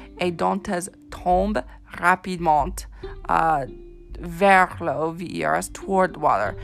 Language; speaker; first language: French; non-native, fluent; English